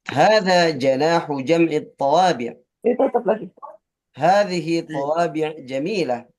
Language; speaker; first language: Arabic; non-native, fluent; Indonesian